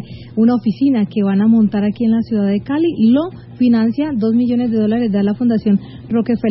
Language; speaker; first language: Spanish; native; Spanish